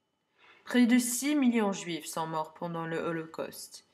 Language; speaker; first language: French; non-native, learner; English